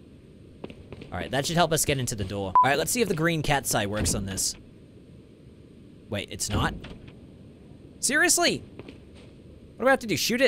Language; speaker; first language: English; native; English